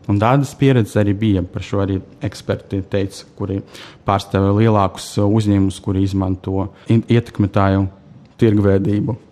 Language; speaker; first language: Latvian; non-native, local second language; Russian